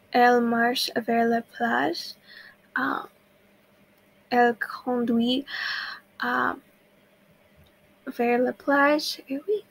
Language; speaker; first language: French; non-native, learner; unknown